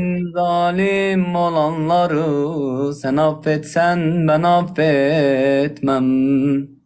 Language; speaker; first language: Turkish; native; Turkish